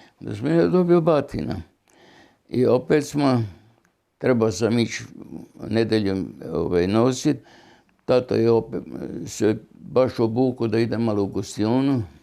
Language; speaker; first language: Bosnian; non-native, local second language; German